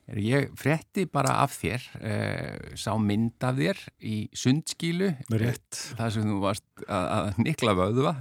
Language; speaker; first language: Icelandic; native; Icelandic